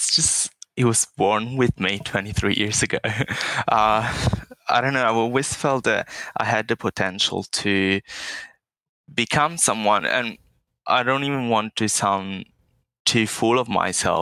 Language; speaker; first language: English; non-native, fluent; Italian